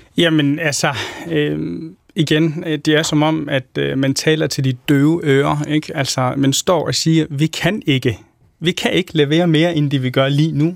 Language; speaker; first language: Danish; non-native, fluent; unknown